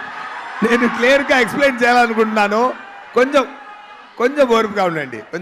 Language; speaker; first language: Telugu; non-native, learner; Tamil